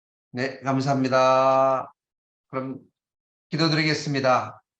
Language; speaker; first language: Korean; native; Korean